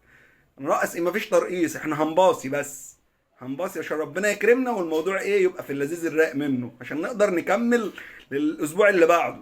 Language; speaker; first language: Arabic; native; Arabic